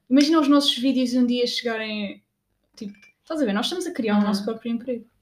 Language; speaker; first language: Portuguese; native; Portuguese